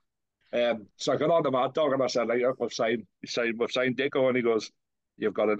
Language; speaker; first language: English; native; English